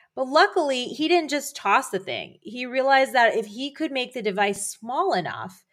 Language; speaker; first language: English; native; English